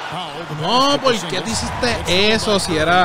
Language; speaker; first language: Spanish; native; Spanish